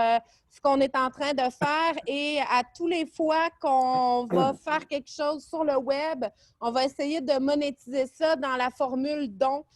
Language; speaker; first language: French; native; French